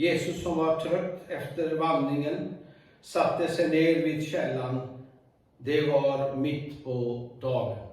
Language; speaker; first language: Swedish; non-native, fluent; Urdu